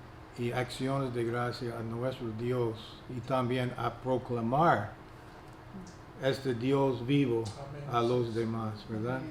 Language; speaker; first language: Spanish; non-native, fluent; English